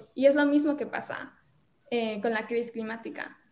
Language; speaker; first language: Spanish; native; Spanish